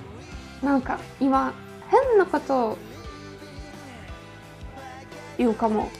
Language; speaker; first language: Japanese; non-native, learner; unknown